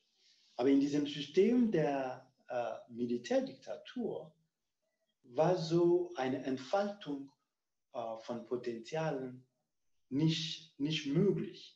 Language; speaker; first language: German; non-native, fluent; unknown